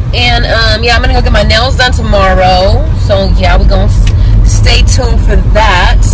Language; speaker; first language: English; native; English